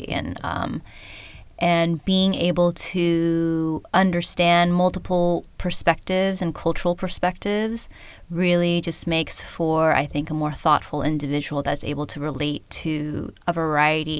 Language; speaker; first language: English; early bilingual, other home language; Khmer